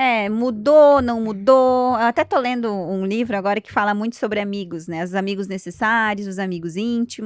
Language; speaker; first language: Portuguese; native; Portuguese